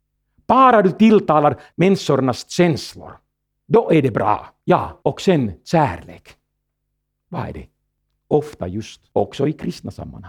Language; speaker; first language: Swedish; non-native, fluent; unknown